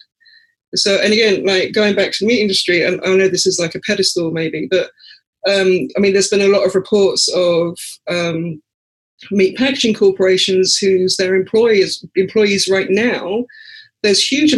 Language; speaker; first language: English; native; English